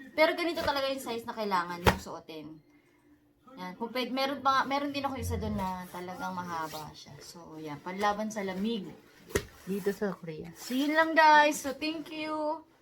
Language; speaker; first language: Filipino; native; Filipino